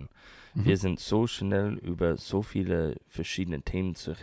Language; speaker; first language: German; non-native, learner; English